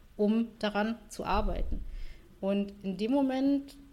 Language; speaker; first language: German; non-native, fluent; Vietnamese